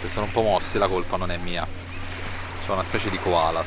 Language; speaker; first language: Italian; native; Italian